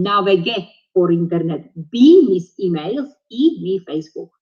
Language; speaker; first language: Spanish; non-native, fluent; English